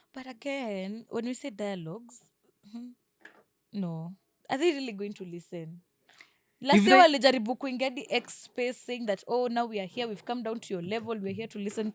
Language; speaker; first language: English; non-native, local second language; Swahili